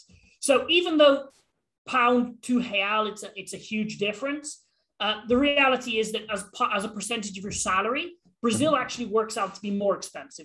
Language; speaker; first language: English; native; English